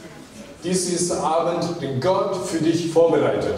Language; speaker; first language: German; non-native, fluent; Chinese